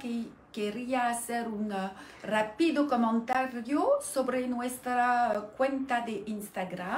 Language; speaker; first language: Spanish; non-native, learner; French